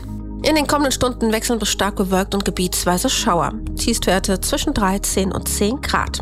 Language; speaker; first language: German; native; German